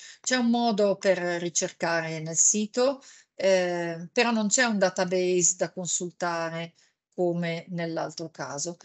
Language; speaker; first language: Italian; native; Italian